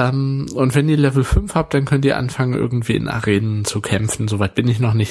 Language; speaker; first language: German; native; German